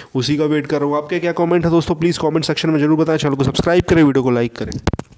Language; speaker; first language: Hindi; native; Hindi